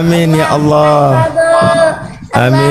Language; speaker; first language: Arabic; non-native, learner; Indonesian